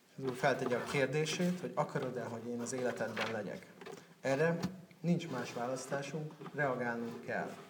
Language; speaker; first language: Hungarian; native; Hungarian